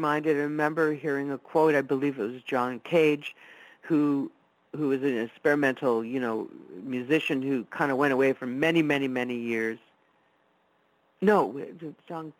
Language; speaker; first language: English; non-native, fluent; Italian